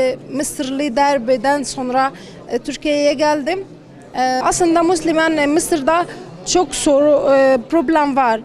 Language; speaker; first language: Turkish; non-native, learner; Arabic